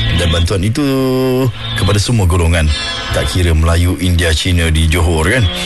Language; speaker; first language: Malay; native; Malay